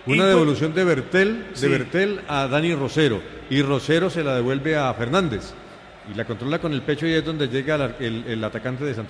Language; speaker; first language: Spanish; native; Spanish